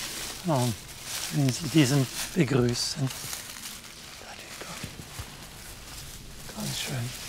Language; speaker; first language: German; non-native, local second language; French